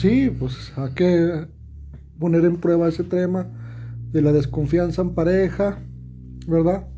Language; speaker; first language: Spanish; native; Spanish